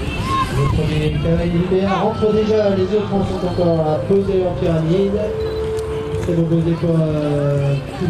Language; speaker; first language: French; native; French